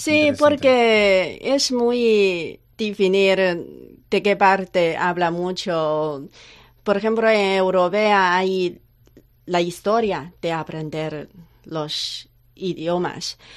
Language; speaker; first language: Spanish; non-native, learner; Chinese